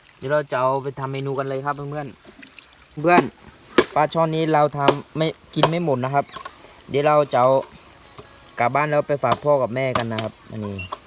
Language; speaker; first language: Thai; non-native, local second language; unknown